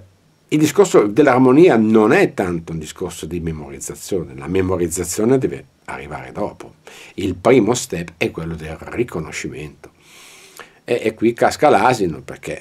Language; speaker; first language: Italian; native; Italian